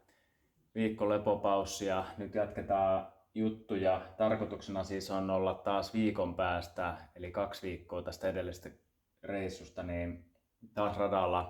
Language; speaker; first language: Finnish; native; Finnish